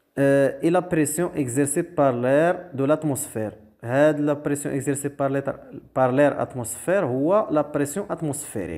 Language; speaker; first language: French; non-native, local second language; Arabic